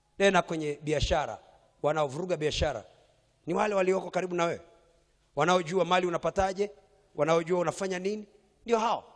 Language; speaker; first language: Swahili; native; Swahili